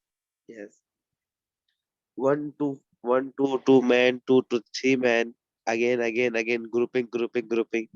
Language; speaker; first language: English; non-native, learner; Urdu